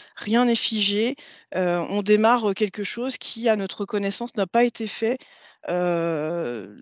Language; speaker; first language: French; native; French